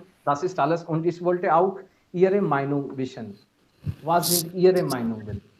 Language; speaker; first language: German; non-native, fluent; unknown